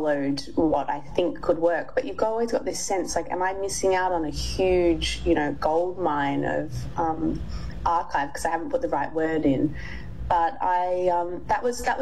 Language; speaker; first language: English; native; English